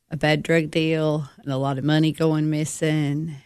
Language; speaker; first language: English; native; English